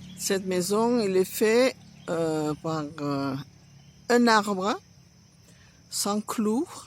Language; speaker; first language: French; non-native, learner; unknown